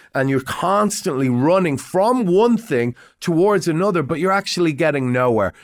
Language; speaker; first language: English; native; English